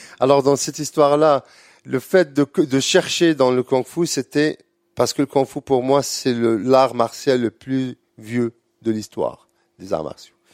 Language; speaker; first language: French; non-native, local second language; Arabic